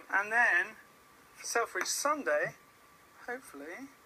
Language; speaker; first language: English; native; English